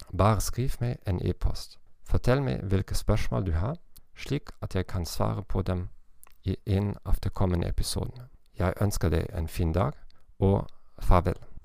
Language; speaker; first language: Norwegian; non-native, learner; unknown